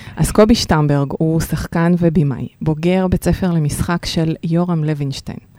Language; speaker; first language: Hebrew; early bilingual, other home language; Russian